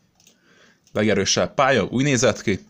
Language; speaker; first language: Hungarian; non-native, learner; Serbian